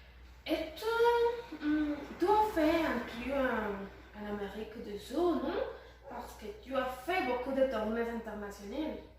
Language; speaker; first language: French; non-native, learner; Spanish